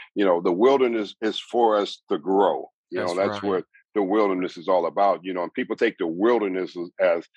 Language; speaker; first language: English; native; English